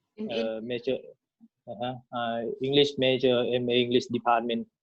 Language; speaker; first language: English; non-native, learner; Thai